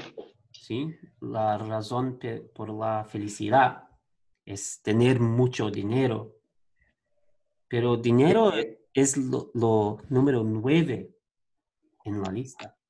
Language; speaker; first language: Spanish; non-native, learner; Portuguese